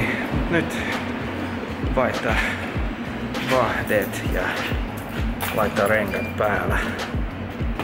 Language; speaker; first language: Finnish; non-native, learner; English